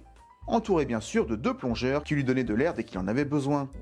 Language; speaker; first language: French; native; French